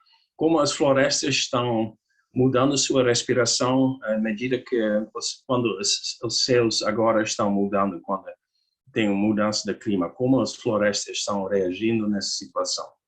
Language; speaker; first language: Portuguese; non-native, learner; Dutch